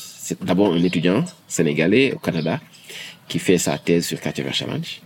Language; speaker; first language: French; non-native, local second language; Wolof